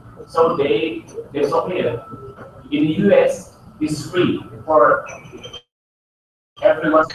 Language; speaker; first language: English; non-native, learner; Indonesian